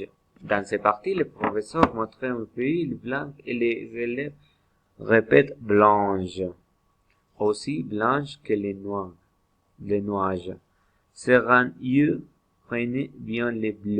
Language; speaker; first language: French; non-native, learner; Spanish